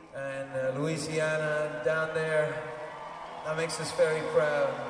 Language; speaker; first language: English; native; English